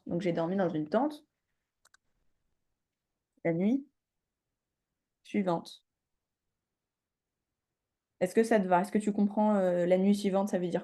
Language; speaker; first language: French; native; French